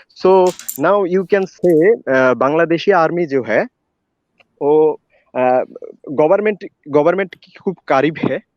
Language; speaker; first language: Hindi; non-native, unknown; Bangla